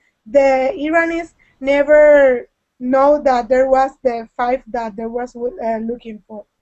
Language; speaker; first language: English; non-native, learner; Spanish